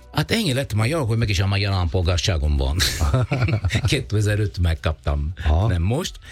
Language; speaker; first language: Hungarian; non-native, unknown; Italian